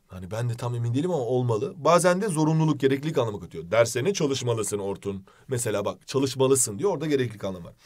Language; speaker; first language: Turkish; native; Turkish